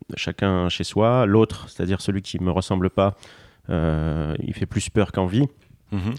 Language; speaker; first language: French; non-native, local second language; Arabic